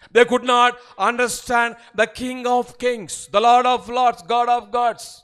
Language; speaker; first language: English; non-native, local second language; Telugu